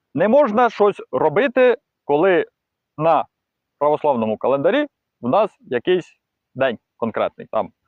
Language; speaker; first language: Ukrainian; non-native, local second language; Russian